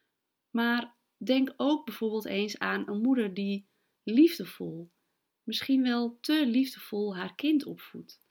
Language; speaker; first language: Dutch; native; Dutch